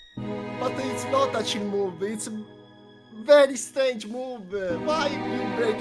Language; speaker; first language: English; non-native, learner; Italian